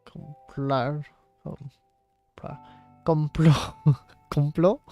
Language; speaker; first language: Spanish; non-native, learner; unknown